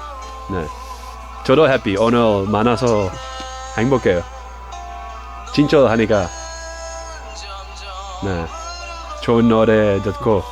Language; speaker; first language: Korean; non-native, learner; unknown